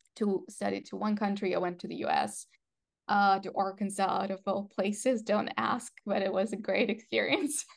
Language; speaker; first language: English; non-native, fluent; Russian